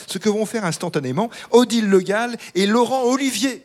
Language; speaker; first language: French; native; French